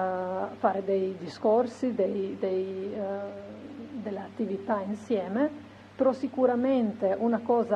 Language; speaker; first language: Italian; non-native, fluent; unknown